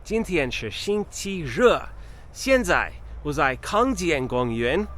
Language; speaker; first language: Chinese; non-native, learner; English